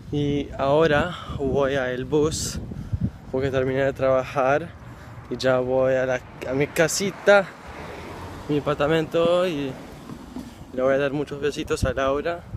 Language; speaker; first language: Spanish; early bilingual, other home language; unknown